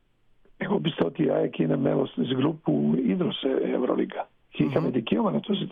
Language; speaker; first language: Greek; non-native, fluent; Serbian